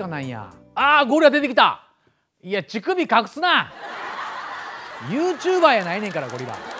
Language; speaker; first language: Japanese; native; Japanese